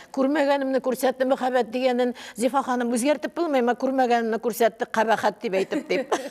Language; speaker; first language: Tatar; native; Tatar